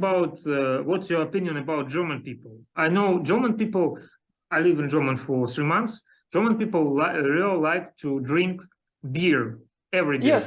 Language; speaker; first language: English; non-native, learner; Russian